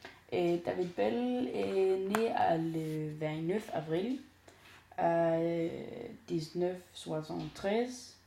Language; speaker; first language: French; non-native, learner; Danish